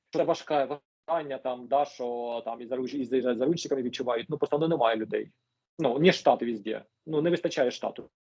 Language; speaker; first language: Ukrainian; native; Ukrainian